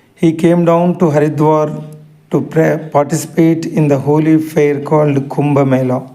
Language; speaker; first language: English; non-native, local second language; Telugu